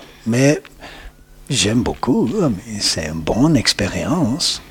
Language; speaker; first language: French; non-native, learner; English